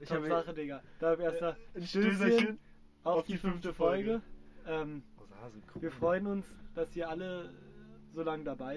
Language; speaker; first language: German; native; German